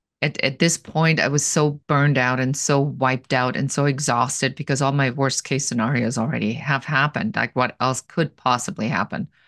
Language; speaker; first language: English; non-native, fluent; German